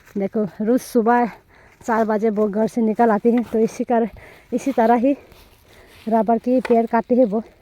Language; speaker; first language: Hindi; non-native, local second language; Kok Borok